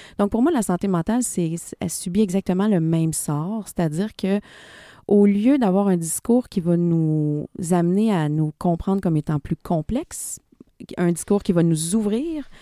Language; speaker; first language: French; native; French